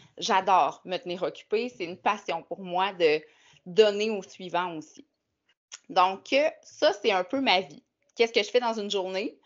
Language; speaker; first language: French; native; French